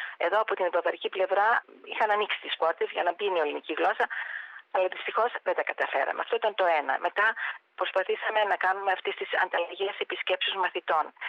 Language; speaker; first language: Greek; native; Greek